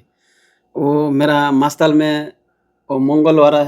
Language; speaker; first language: Hindi; non-native, learner; Bangla